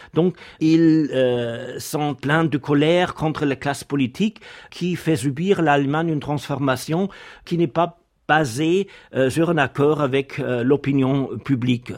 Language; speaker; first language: French; non-native, fluent; German